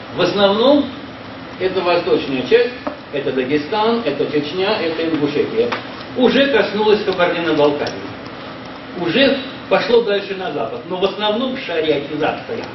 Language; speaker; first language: Russian; native; Russian